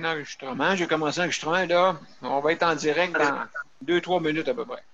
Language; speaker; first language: French; native; French